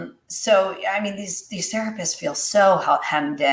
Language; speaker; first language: English; native; English